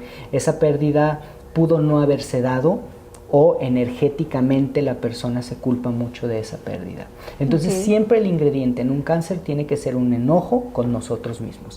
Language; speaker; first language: Spanish; native; Spanish